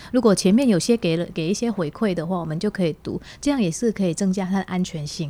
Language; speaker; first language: Chinese; native; Chinese